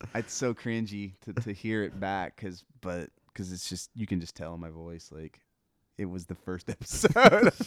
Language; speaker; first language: English; native; English